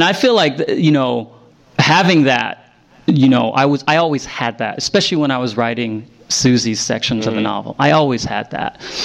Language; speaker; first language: English; native; English